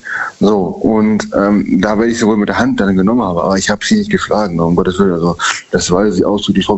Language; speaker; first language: German; native; German